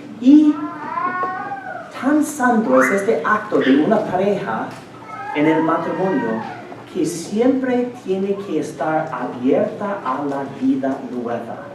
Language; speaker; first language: Spanish; non-native, fluent; English